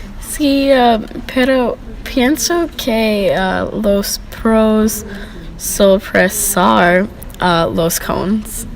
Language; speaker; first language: Spanish; non-native, learner; English